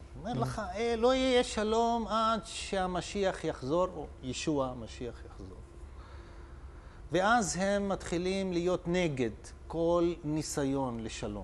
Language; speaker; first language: Hebrew; non-native, local second language; Arabic